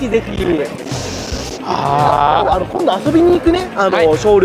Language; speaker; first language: Japanese; non-native, learner; Thai